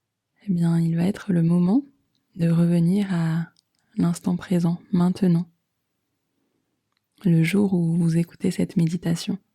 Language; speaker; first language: French; native; French